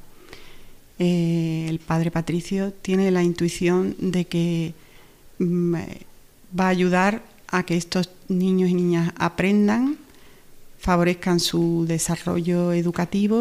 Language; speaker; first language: Spanish; native; Spanish